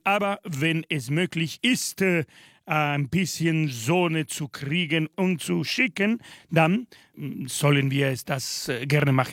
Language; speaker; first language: German; non-native, fluent; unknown